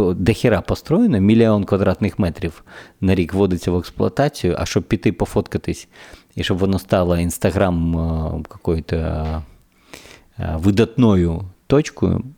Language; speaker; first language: Ukrainian; native; Ukrainian